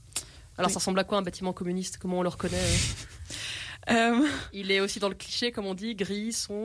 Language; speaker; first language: French; native; French